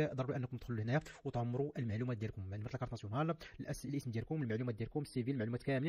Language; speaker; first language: Arabic; native; Arabic